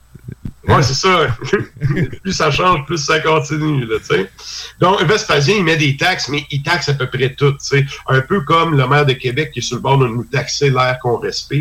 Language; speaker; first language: French; native; French